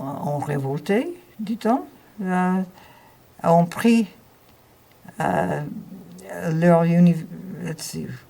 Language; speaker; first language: French; non-native, fluent; English